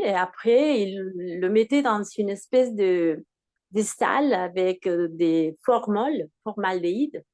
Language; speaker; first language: French; non-native, fluent; Spanish